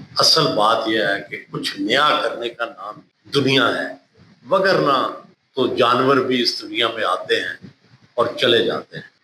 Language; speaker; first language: Urdu; non-native, local second language; Punjabi